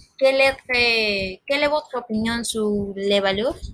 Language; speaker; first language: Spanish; non-native, learner; French